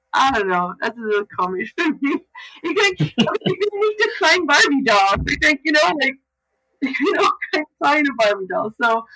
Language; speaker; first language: German; non-native, learner; English